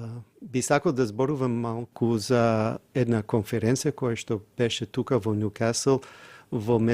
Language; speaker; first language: Macedonian; non-native, fluent; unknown